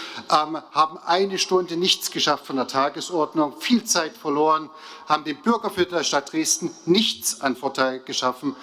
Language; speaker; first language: German; native; German